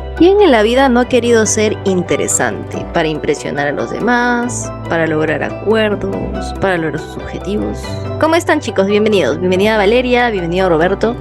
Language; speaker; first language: Spanish; native; Spanish